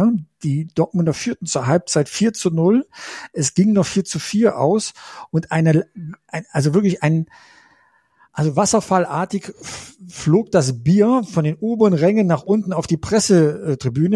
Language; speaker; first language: German; native; German